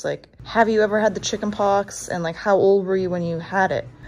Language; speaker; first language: English; native; English